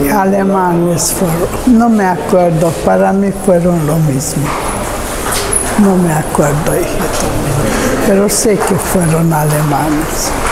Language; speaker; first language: Spanish; non-native, fluent; Hungarian